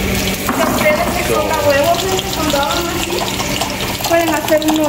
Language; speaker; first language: Spanish; native; Spanish